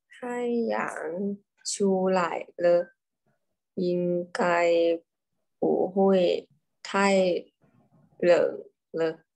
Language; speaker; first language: Chinese; non-native, learner; Thai